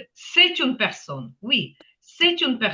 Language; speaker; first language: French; non-native, fluent; Ukrainian